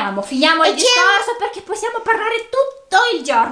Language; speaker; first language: Italian; native; Italian